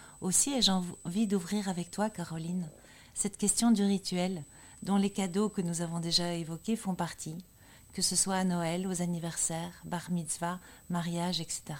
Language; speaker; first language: French; native; French